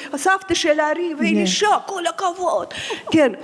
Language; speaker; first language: Hebrew; non-native, fluent; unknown